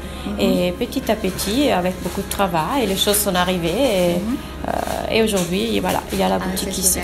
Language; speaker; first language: French; non-native, fluent; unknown